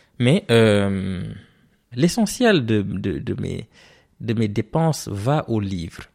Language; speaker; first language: French; non-native, local second language; Serer